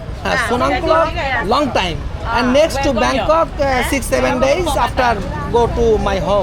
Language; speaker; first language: English; non-native, learner; Bangla